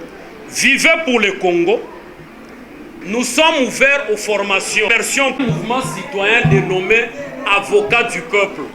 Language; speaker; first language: French; non-native, local second language; Lingala